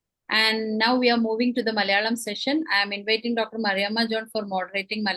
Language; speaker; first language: English; non-native, local second language; Malayalam